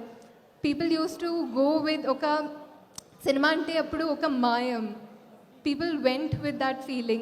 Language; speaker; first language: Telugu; non-native, fluent; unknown